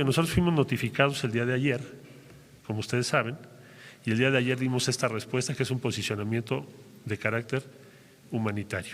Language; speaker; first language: Spanish; native; Spanish